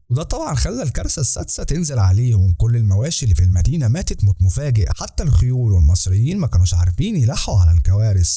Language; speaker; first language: Arabic; native; Arabic